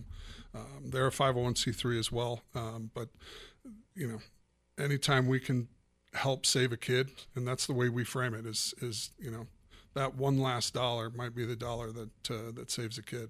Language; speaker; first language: English; native; English